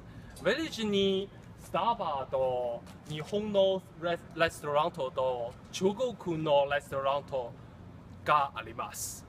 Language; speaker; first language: Japanese; non-native, learner; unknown